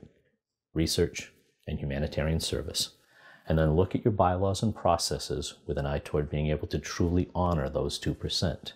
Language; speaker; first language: English; native; English